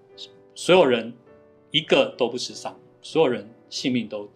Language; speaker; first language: Chinese; native; Chinese